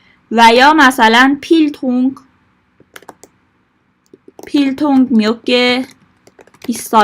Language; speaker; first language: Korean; non-native, fluent; Persian